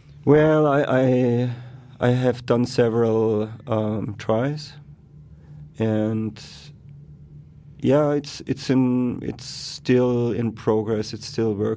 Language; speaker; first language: English; non-native, fluent; German